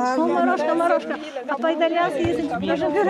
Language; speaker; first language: Russian; non-native, fluent; Italian